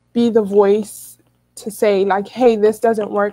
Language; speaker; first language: English; native; English